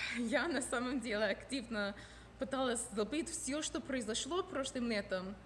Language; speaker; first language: Russian; non-native, fluent; English